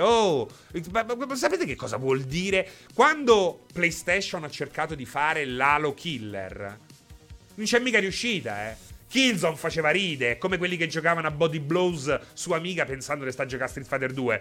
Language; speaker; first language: Italian; native; Italian